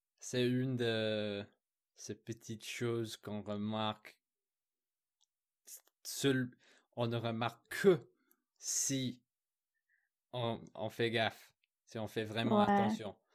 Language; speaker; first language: French; non-native, fluent; English